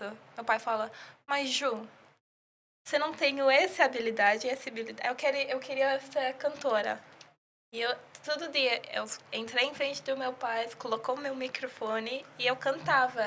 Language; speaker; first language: Portuguese; early bilingual, heritage; English